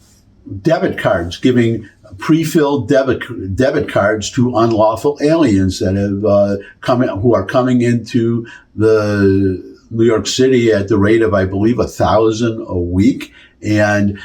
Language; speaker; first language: English; native; English